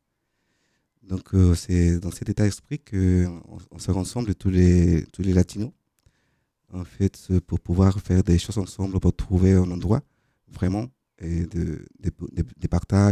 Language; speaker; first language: French; non-native, fluent; Spanish